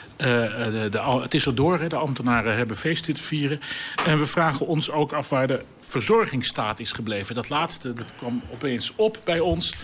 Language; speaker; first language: Dutch; native; Dutch